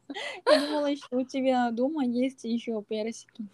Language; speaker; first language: Russian; non-native, learner; Korean